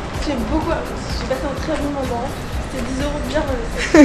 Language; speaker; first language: French; native; French